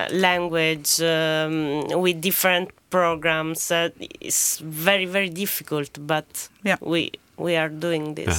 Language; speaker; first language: English; non-native, fluent; Italian